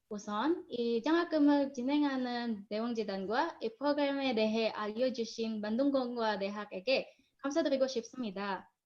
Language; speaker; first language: Korean; non-native, learner; Indonesian